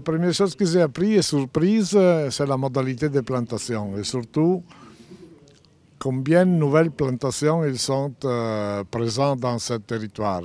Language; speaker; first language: French; non-native, fluent; Italian